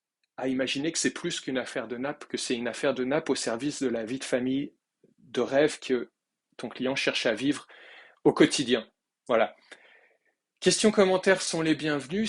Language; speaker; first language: French; native; French